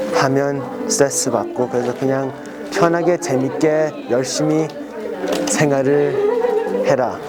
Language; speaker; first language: Korean; early bilingual, heritage; Korean